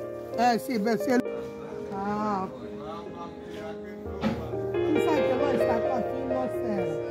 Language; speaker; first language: Italian; non-native, learner; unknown